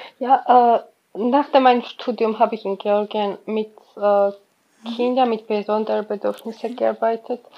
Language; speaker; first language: German; non-native, learner; Georgian